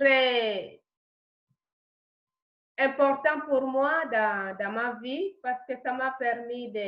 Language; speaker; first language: French; non-native, learner; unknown